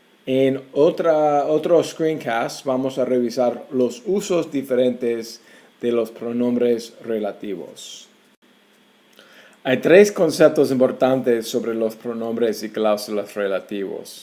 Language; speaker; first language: Spanish; non-native, fluent; English